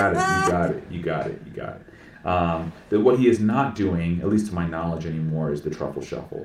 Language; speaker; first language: English; native; English